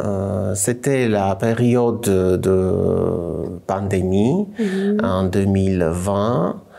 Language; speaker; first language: French; non-native, fluent; Armenian